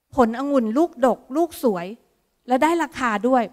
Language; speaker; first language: Thai; native; Thai